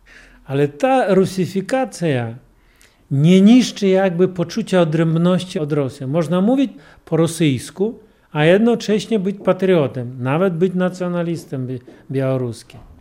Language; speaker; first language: Polish; non-native, fluent; Russian